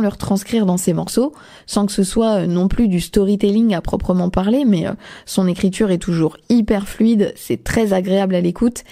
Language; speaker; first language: French; native; French